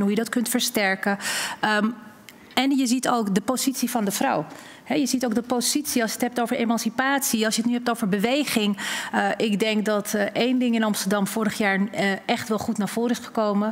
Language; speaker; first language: Dutch; native; Dutch